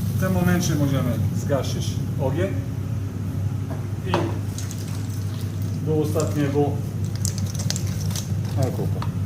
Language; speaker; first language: Polish; non-native, learner; Italian